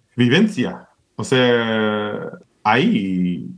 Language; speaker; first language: Spanish; non-native, fluent; English